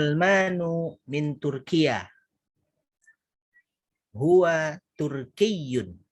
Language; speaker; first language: Arabic; non-native, fluent; Indonesian